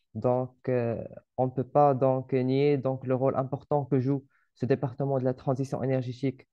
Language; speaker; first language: French; non-native, local second language; Arabic